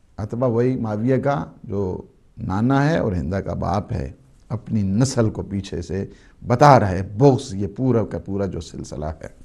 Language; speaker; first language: Urdu; native; Urdu